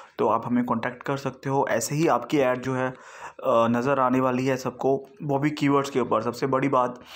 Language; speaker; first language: Hindi; non-native, local second language; Punjabi